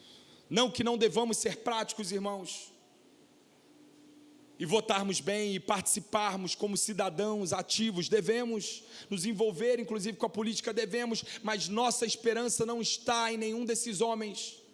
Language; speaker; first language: Portuguese; native; Portuguese